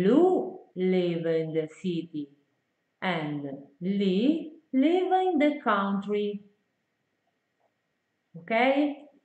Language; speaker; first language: English; non-native, fluent; Italian